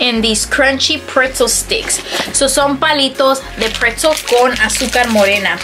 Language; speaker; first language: Spanish; native; Spanish